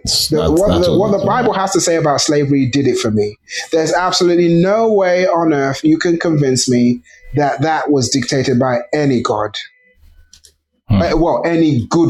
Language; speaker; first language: English; native; English